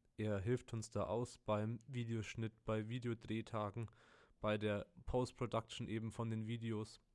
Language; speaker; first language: German; native; German